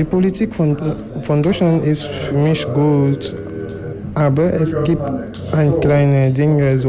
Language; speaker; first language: German; non-native, fluent; French